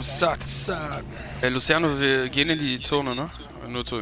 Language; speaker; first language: German; native; German